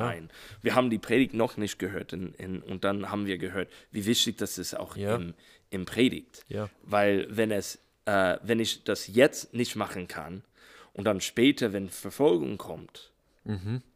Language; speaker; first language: German; non-native, learner; English